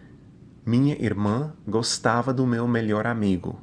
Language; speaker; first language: Portuguese; non-native, fluent; English